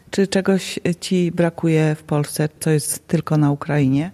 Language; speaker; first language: Polish; native; Polish